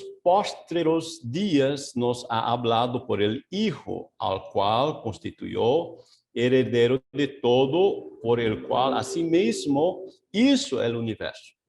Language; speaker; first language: Spanish; non-native, fluent; Portuguese